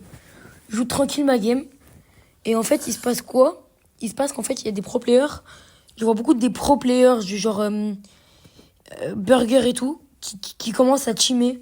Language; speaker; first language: French; native; French